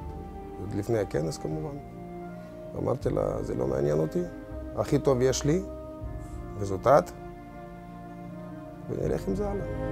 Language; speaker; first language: Hebrew; early bilingual, other home language; Russian